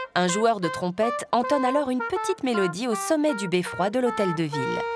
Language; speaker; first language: French; native; French